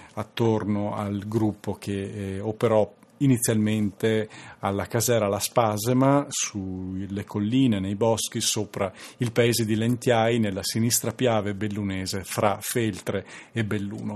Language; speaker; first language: Italian; native; Italian